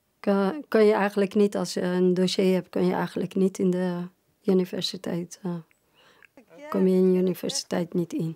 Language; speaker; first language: Dutch; non-native, fluent; Persian